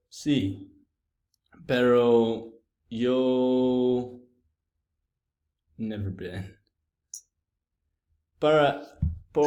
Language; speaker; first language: Spanish; non-native, learner; English